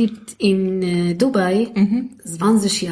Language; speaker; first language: German; non-native, learner; Arabic